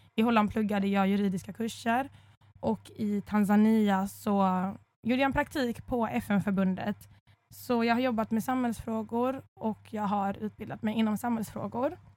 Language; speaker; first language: Swedish; early bilingual, other home language; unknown